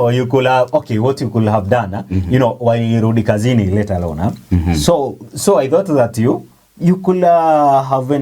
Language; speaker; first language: English; non-native, local second language; Swahili